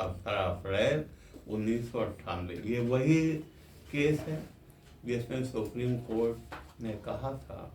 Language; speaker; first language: Hindi; native; Hindi